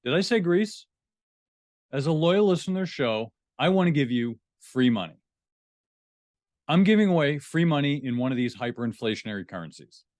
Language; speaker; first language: English; native; English